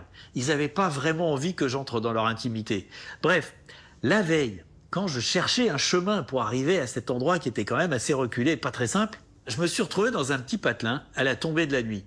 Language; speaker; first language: French; native; French